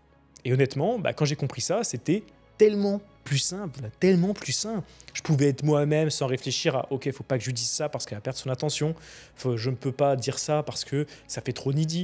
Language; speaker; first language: French; native; French